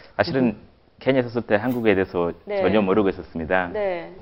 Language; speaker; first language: Korean; non-native, fluent; Swahili